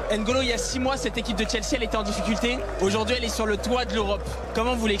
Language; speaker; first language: French; native; French